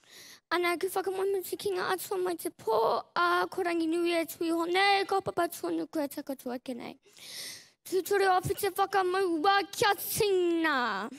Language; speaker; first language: Māori; non-native, local second language; English